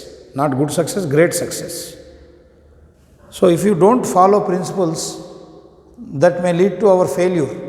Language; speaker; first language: English; non-native, local second language; Telugu